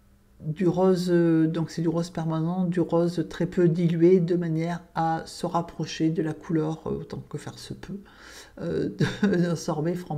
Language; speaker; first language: French; native; French